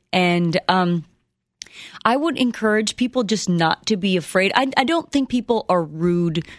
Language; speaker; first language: English; early bilingual, other home language; Spanish